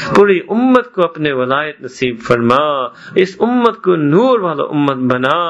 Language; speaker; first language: Urdu; early bilingual, other home language; English